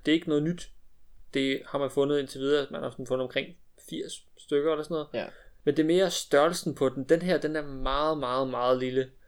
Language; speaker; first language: Danish; native; Danish